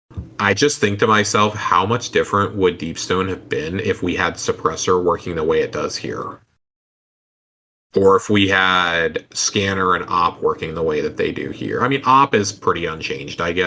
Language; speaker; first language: English; native; English